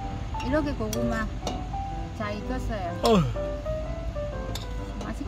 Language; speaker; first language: Korean; non-native, learner; Vietnamese